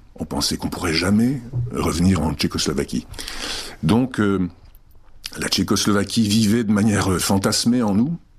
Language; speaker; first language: French; early bilingual, other home language; Czech